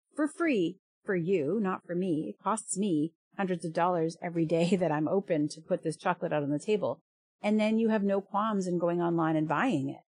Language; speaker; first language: English; native; English